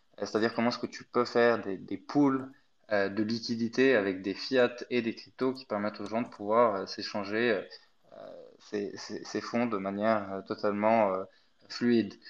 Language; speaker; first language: French; non-native, fluent; Arabic